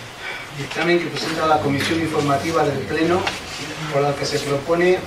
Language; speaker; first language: Spanish; native; Spanish